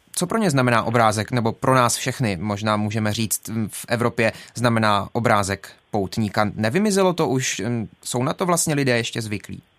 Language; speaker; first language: Czech; native; Czech